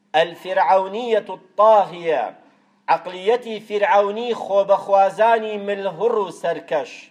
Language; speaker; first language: Central Kurdish; native; Central Kurdish